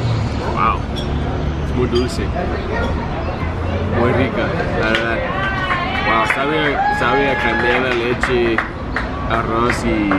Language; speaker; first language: Spanish; non-native, fluent; English